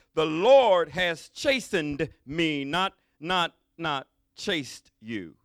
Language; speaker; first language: English; native; English